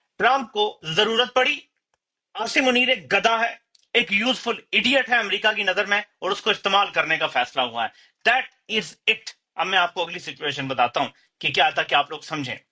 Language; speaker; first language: Urdu; native; Urdu